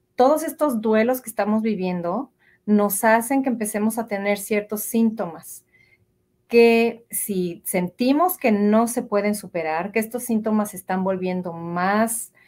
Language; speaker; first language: Spanish; native; Spanish